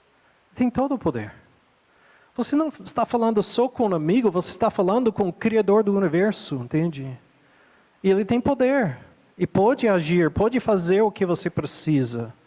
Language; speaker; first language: Portuguese; non-native, fluent; English